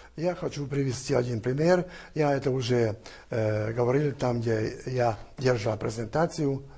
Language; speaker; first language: Russian; non-native, fluent; Hungarian